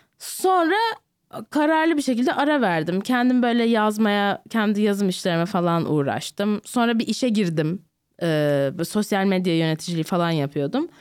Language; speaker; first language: Turkish; early bilingual, heritage; Turkish